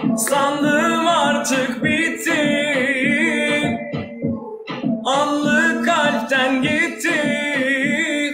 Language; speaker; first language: Turkish; native; Turkish